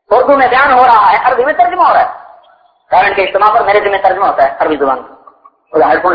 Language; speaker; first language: Urdu; non-native, local second language; Punjabi